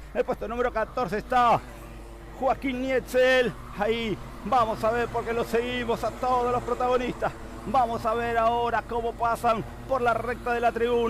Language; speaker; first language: Spanish; native; Spanish